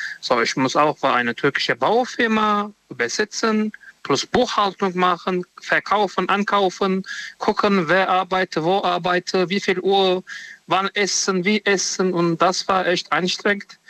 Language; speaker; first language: German; non-native, learner; Romanian